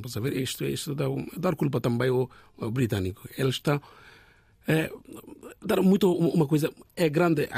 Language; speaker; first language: Portuguese; non-native, learner; Bangla